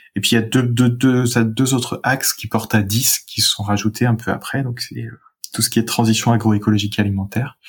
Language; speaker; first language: French; native; French